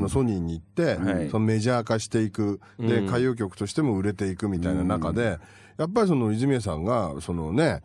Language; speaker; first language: Japanese; native; Japanese